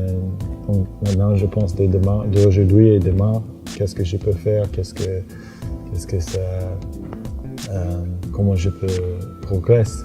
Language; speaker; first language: French; non-native, fluent; English